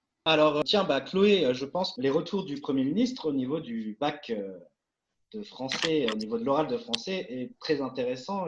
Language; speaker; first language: French; native; French